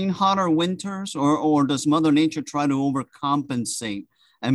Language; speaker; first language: English; native; English